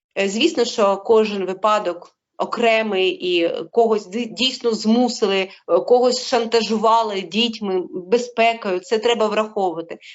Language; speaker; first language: Ukrainian; non-native, local second language; Russian